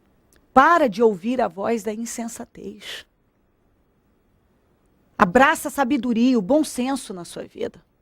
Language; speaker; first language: Portuguese; native; Portuguese